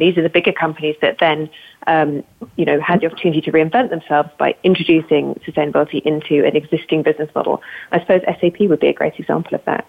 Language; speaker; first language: English; native; English